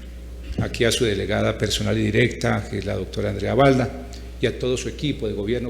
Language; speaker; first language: Spanish; native; Spanish